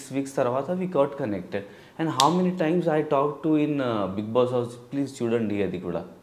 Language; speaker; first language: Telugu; non-native, local second language; Hindi